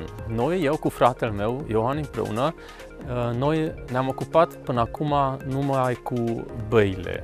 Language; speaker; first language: Romanian; non-native, local second language; Hungarian